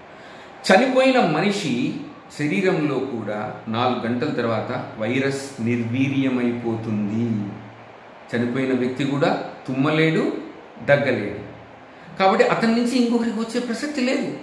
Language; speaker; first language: Telugu; native; Telugu